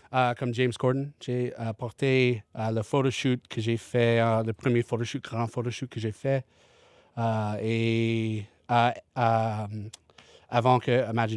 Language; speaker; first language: French; non-native, learner; English